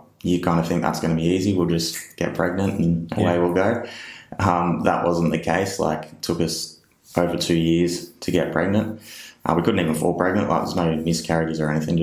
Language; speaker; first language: English; native; English